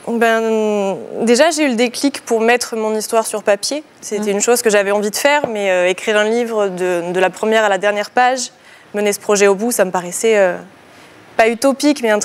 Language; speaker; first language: French; native; French